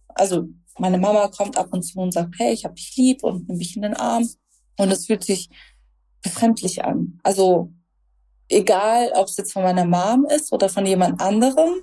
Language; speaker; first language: German; early bilingual, other home language; Russian